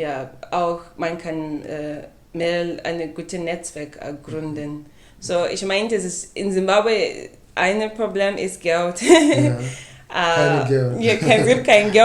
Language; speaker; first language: German; non-native, fluent; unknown